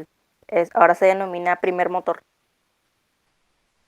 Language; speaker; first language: Spanish; native; Spanish